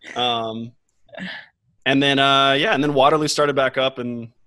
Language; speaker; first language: English; native; English